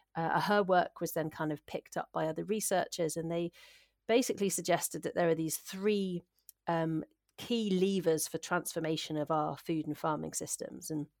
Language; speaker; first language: English; native; English